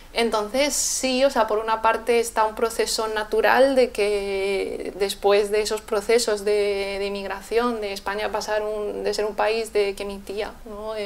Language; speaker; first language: Spanish; native; Spanish